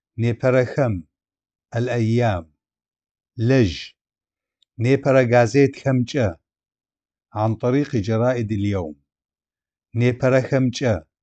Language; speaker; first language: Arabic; non-native, local second language; Adyghe